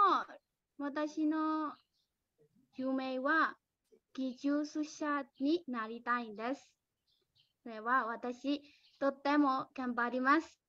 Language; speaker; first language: Japanese; non-native, learner; Burmese